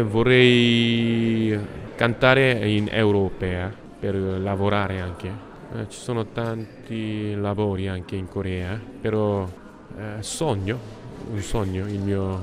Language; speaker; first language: Italian; non-native, learner; Korean